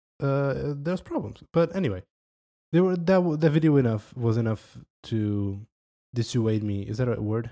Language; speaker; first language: English; non-native, fluent; Portuguese